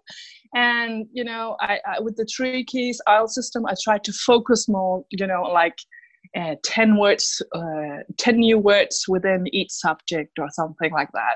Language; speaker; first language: English; non-native, fluent; Danish